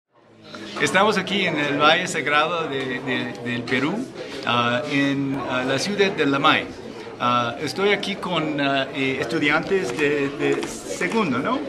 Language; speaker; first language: Spanish; non-native, learner; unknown